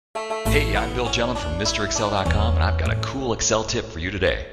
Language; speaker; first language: English; native; English